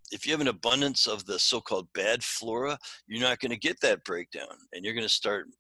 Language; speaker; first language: English; native; English